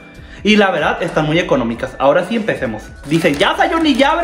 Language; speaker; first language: Spanish; native; Spanish